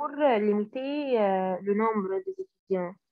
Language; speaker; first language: French; non-native, learner; Arabic